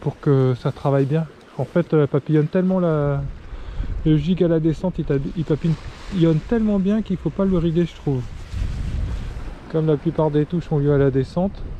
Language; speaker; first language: French; native; French